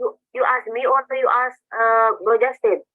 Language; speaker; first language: English; non-native, learner; Indonesian